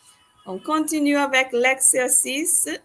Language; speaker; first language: French; non-native, fluent; English